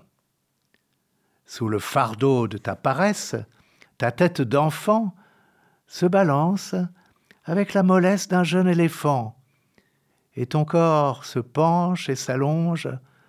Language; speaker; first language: French; native; French